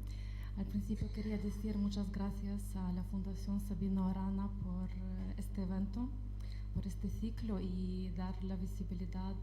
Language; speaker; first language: Spanish; non-native, fluent; Ukrainian